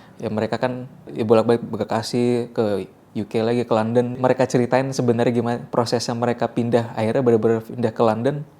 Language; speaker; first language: Indonesian; native; Indonesian